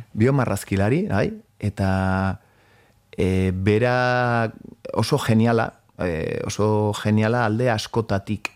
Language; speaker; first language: Basque; native; Basque